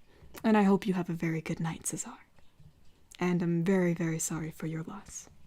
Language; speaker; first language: English; native; English